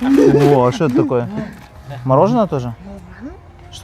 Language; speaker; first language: Russian; native; Russian